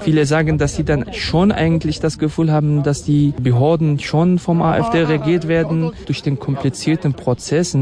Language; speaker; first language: German; non-native, fluent; Kurdish